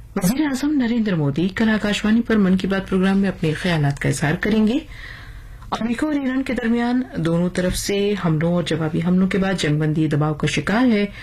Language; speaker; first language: Urdu; native; Urdu